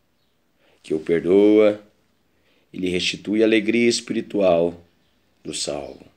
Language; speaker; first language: Portuguese; native; Portuguese